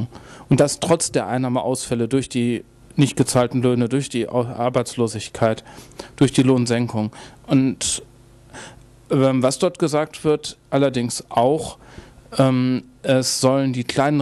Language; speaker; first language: German; native; German